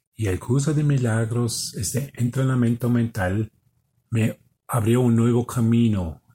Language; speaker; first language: Spanish; non-native, fluent; German